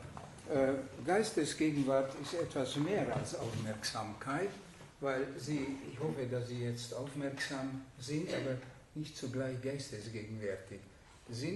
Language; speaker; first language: German; non-native, fluent; Hungarian